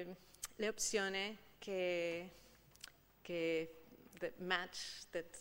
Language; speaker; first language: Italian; non-native, fluent; English